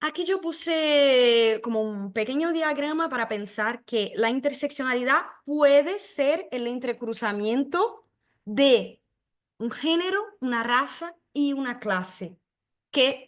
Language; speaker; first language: Spanish; non-native, fluent; Portuguese